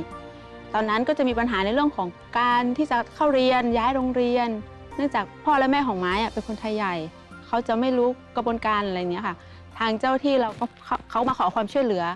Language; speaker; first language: Thai; native; Thai